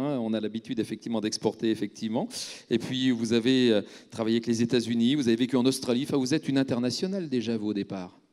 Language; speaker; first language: French; native; French